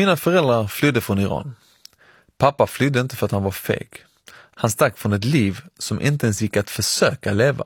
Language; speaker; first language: Swedish; early bilingual, other home language; Persian